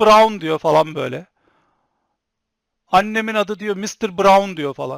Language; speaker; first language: Turkish; native; Turkish